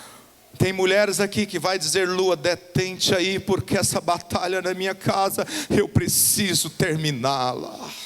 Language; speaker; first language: Portuguese; native; Portuguese